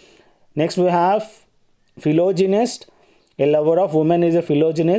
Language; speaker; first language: English; non-native, local second language; Telugu